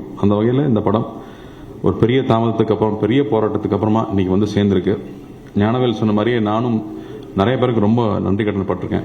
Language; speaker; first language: Tamil; native; Tamil